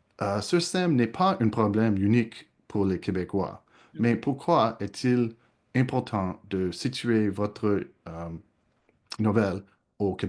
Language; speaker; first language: French; non-native, local second language; English